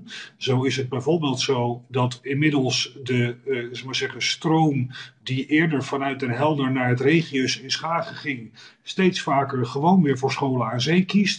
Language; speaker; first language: Dutch; native; Dutch